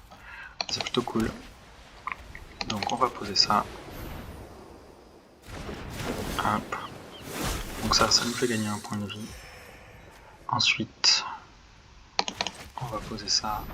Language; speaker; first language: French; native; French